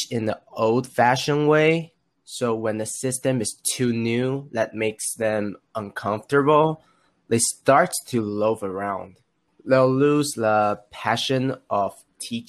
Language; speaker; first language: English; non-native, learner; Chinese